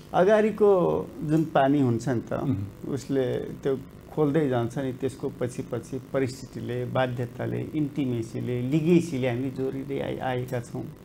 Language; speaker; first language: Nepali; non-native, local second language; Rana Tharu